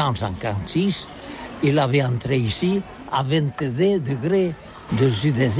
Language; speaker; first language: French; non-native, learner; Catalan